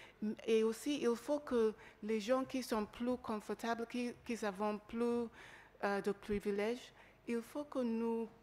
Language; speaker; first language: French; non-native, learner; English